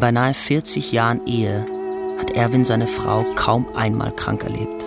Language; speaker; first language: German; native; German